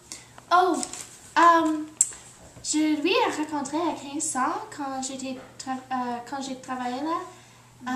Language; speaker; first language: French; non-native, learner; English